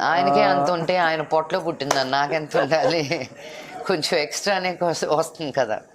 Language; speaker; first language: Telugu; native; Telugu